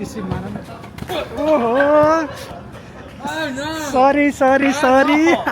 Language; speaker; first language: Korean; non-native, learner; Nepali